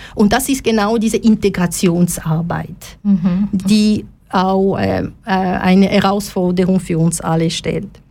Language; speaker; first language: German; non-native, fluent; Lingala